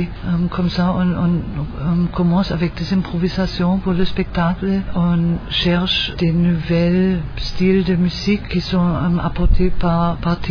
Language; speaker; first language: French; non-native, fluent; German